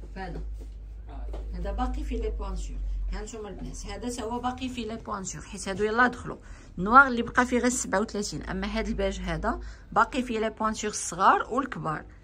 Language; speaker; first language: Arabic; native; Arabic